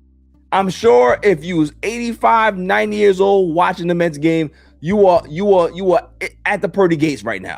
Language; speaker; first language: English; native; English